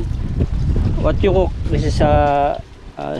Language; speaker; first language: English; non-native, local second language; Filipino